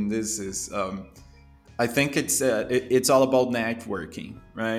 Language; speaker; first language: English; non-native, fluent; Portuguese